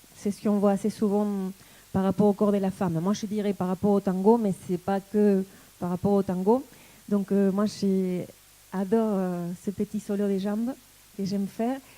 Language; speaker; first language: French; non-native, fluent; Spanish